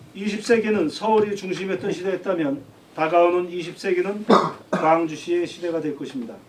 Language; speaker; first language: Korean; native; Korean